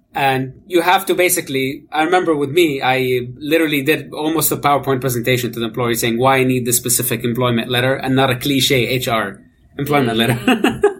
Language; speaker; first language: English; non-native, fluent; Arabic